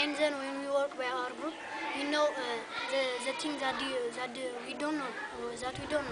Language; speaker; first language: English; non-native, learner; Tigrinya